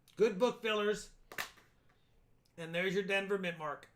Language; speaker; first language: English; native; English